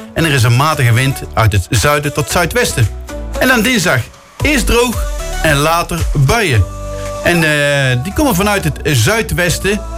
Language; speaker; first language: Dutch; native; Dutch